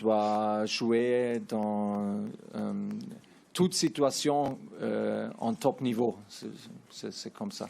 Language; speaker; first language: French; non-native, learner; German